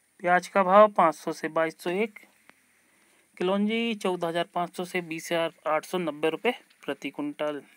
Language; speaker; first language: Hindi; native; Hindi